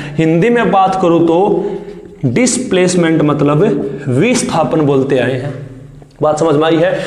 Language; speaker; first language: Hindi; native; Hindi